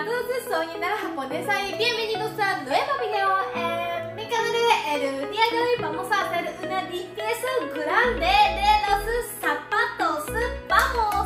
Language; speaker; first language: Spanish; non-native, learner; Japanese